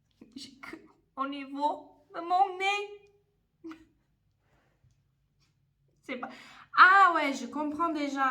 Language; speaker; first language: French; non-native, fluent; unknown